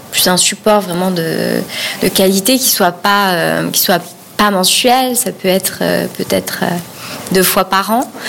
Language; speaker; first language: French; native; French